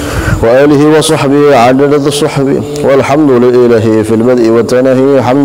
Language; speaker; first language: Arabic; non-native, fluent; Indonesian